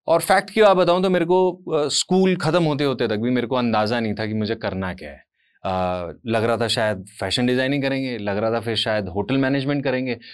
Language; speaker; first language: Hindi; native; Hindi